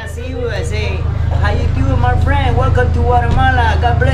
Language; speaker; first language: English; non-native, learner; Spanish